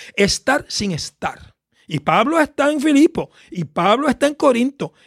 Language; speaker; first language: Spanish; native; Spanish